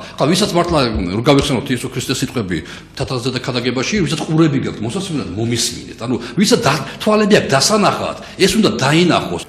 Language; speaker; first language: Georgian; native; Georgian